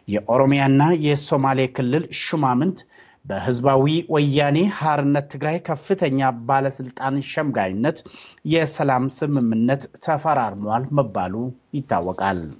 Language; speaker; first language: Amharic; non-native, local second language; Oromo